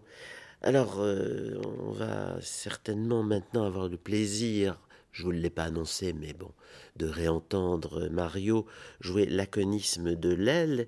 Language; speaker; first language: French; native; French